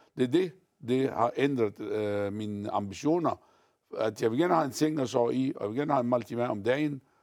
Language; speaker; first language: Danish; non-native, fluent; Arabic